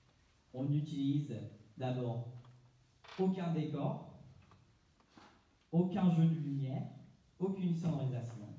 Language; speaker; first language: French; non-native, fluent; Japanese